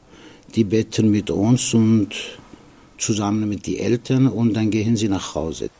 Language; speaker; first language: German; non-native, fluent; Aramaic